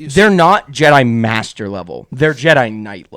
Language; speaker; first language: English; native; English